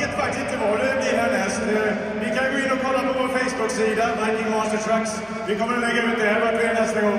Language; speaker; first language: Swedish; native; Swedish